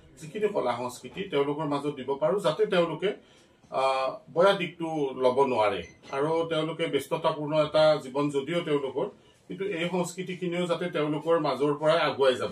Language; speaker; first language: Assamese; native; Assamese